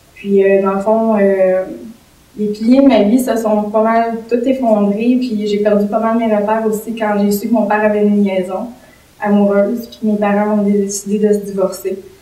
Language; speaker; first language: French; native; French